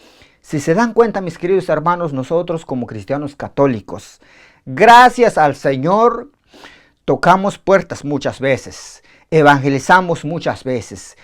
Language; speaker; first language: Spanish; native; Spanish